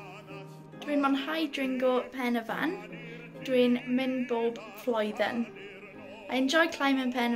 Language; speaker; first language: Welsh; non-native, local second language; English